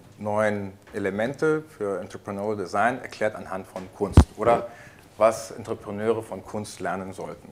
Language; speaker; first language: German; early bilingual, heritage; Spanish